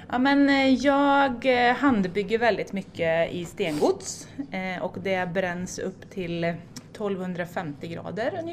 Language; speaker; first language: Swedish; native; Swedish